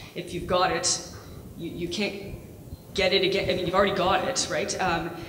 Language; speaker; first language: English; native; English